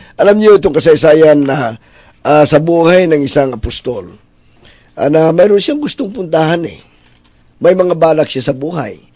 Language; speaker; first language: Filipino; non-native, local second language; Iloko